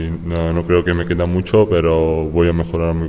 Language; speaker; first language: Spanish; non-native, fluent; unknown